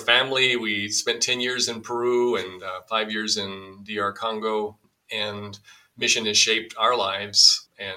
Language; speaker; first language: English; native; English